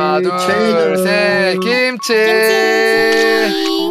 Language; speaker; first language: Korean; native; Korean